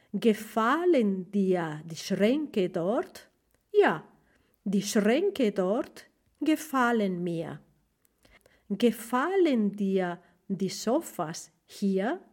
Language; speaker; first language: German; non-native, fluent; Spanish